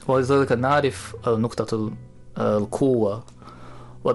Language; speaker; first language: Arabic; non-native, learner; Japanese